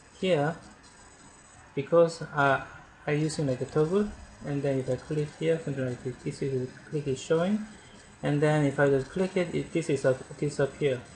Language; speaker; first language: English; non-native, learner; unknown